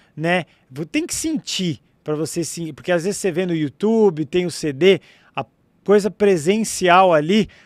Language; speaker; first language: Portuguese; native; Portuguese